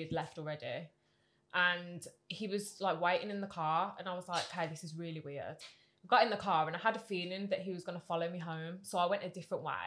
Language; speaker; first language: English; native; English